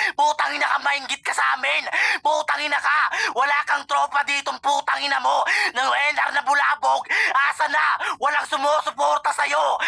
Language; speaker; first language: Filipino; non-native, local second language; Cebuano